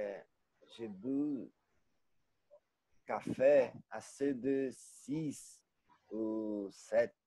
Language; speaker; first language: French; non-native, learner; Portuguese